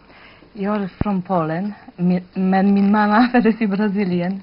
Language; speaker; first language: Swedish; non-native, learner; Polish